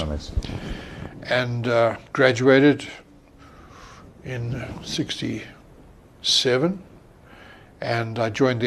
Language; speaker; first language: English; native; English